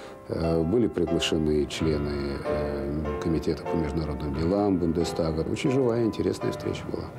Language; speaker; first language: Russian; native; Russian